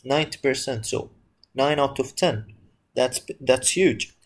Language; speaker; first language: English; non-native, fluent; Arabic